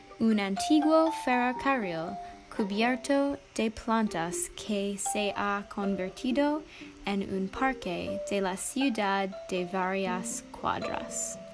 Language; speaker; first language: Spanish; non-native, learner; English